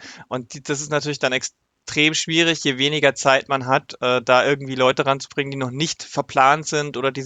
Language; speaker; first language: German; native; German